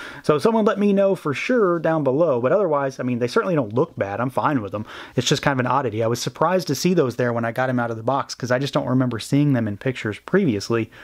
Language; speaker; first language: English; native; English